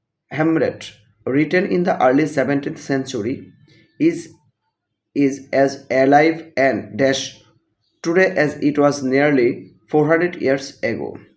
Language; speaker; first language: English; non-native, local second language; Bangla